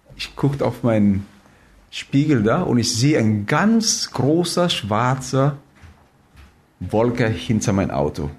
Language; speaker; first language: German; non-native, fluent; Filipino